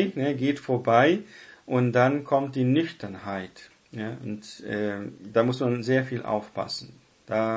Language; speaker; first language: German; non-native, fluent; Portuguese